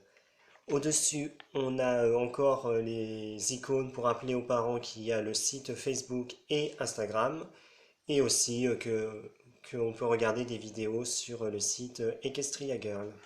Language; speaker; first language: French; native; French